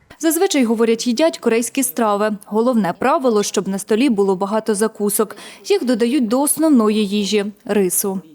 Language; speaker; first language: Ukrainian; native; Ukrainian